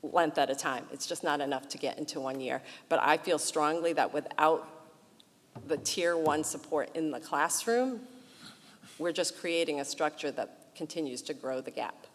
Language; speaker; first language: English; early bilingual, other home language; Portuguese